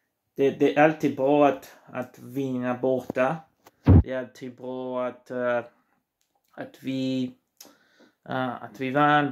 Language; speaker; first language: Swedish; non-native, learner; Portuguese